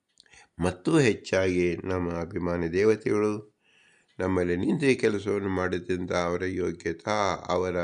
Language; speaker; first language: Kannada; native; Kannada